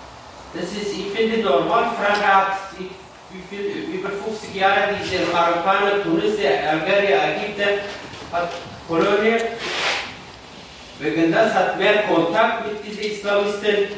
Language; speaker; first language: German; non-native, learner; Kurdish